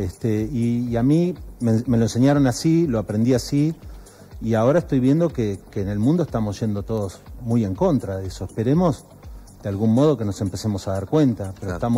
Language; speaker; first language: Spanish; native; Spanish